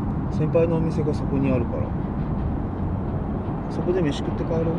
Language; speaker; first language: Japanese; native; Japanese